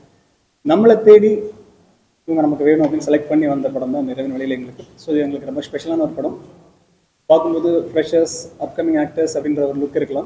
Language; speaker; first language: Tamil; native; Tamil